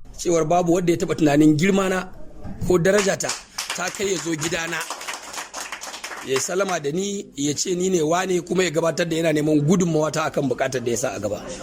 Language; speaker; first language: Hausa; native; Hausa